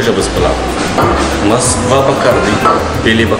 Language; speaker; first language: Russian; non-native, learner; Arabic